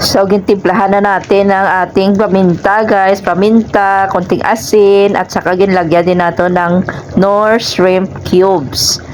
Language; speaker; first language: Filipino; non-native, local second language; Hiligaynon